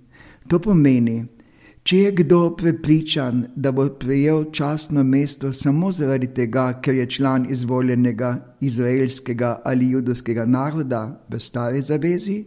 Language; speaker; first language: Slovenian; native; Slovenian